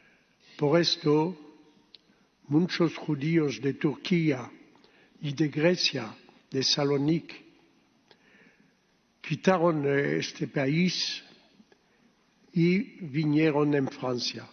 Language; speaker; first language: Spanish; early bilingual, heritage; Ladino